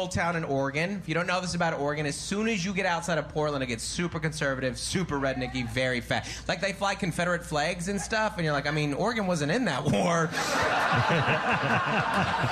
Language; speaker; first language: English; native; English